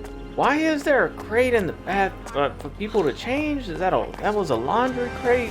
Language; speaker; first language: English; native; English